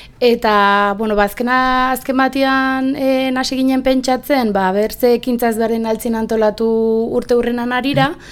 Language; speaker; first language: Basque; native; Basque